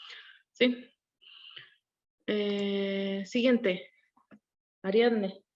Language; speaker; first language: Spanish; non-native, learner; Korean